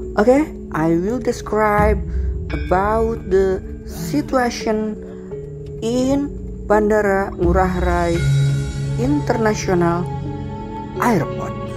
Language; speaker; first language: English; non-native, learner; Indonesian